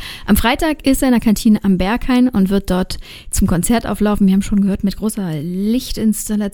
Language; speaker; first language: German; native; German